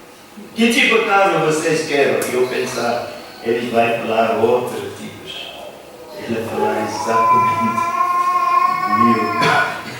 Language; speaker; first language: Portuguese; non-native, learner; English